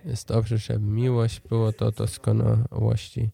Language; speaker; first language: Polish; non-native, learner; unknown